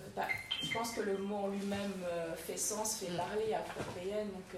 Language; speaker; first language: French; non-native, local second language; Kinyarwanda